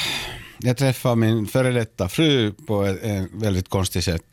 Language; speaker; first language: Swedish; non-native, local second language; Finnish